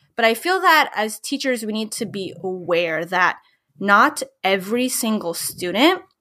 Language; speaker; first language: English; early bilingual, other home language; Filipino